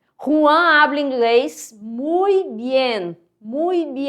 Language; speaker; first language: Spanish; non-native, fluent; Portuguese